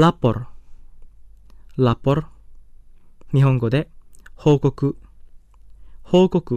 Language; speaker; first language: Japanese; non-native, fluent; Indonesian